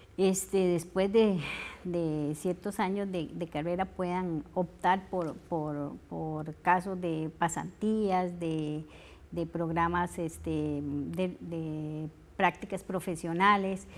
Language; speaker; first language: Spanish; native; Spanish